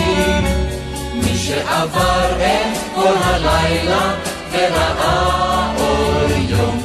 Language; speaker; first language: Hebrew; native; Hebrew